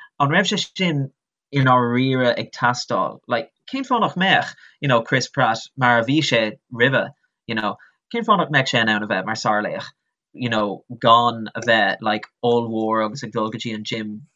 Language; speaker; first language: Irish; non-native, local second language; English